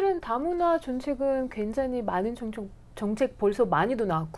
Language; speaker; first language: Korean; non-native, fluent; Russian